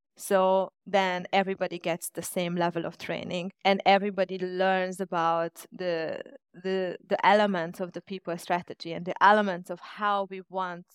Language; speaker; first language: English; non-native, fluent; Hungarian